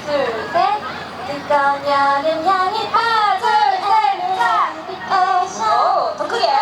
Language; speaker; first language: Korean; native; Korean